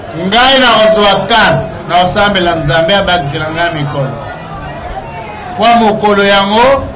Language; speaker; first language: Lingala; non-native, local second language; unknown